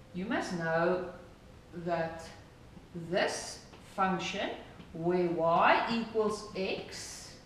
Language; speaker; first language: English; non-native, local second language; Afrikaans